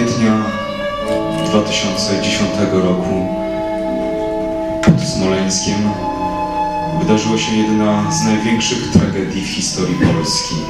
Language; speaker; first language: Polish; native; Polish